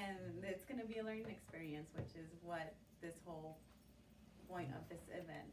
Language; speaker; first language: English; native; English